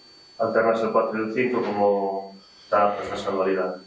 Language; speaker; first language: Spanish; native; Spanish